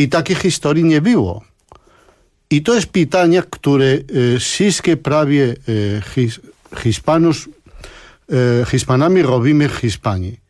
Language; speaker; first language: Polish; non-native, fluent; Spanish